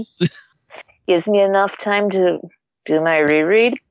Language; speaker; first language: English; native; English